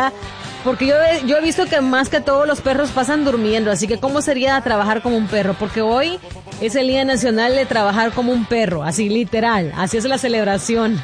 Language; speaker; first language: Spanish; native; Spanish